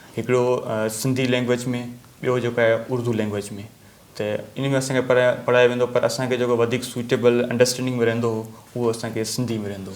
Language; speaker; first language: Sindhi; non-native, local second language; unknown